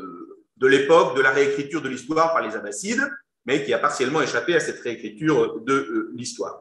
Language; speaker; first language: French; native; French